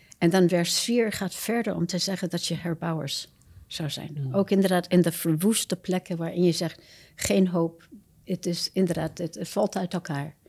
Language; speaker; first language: Dutch; non-native, fluent; English